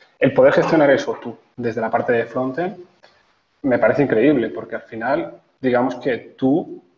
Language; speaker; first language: Spanish; native; Spanish